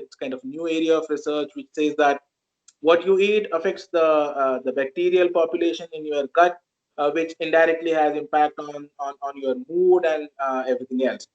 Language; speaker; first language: English; non-native, local second language; Marathi